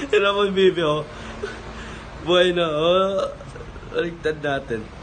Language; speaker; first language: Filipino; non-native, local second language; Pampanga